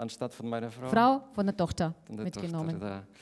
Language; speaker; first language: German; non-native, learner; Russian